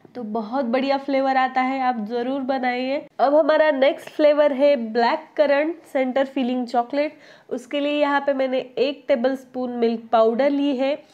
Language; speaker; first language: Hindi; non-native, local second language; Marathi